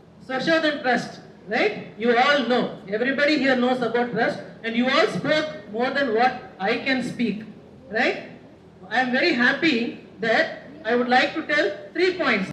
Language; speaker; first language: English; non-native, local second language; Telugu